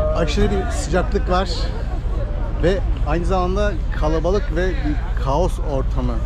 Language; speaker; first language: Turkish; early bilingual, heritage; Turkish